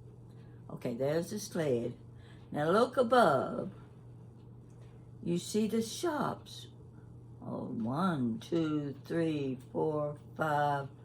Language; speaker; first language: English; native; English